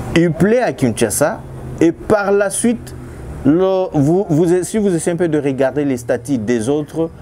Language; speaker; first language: French; non-native, local second language; Lingala